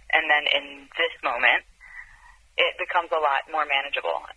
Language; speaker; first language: English; non-native, fluent; Hebrew